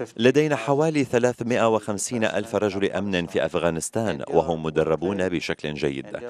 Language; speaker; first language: Arabic; non-native, fluent; Persian